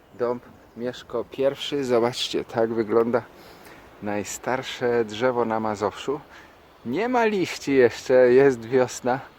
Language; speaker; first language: Polish; native; Polish